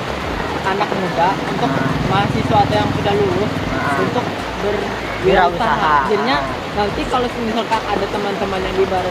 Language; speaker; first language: Indonesian; native; Indonesian